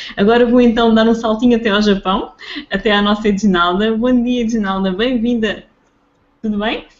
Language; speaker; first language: Portuguese; native; Portuguese